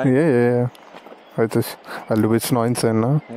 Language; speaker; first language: German; non-native, learner; Telugu